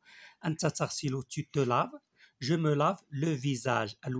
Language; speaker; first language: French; non-native, local second language; Arabic